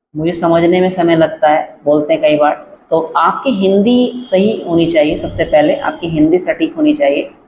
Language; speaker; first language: Hindi; native; Hindi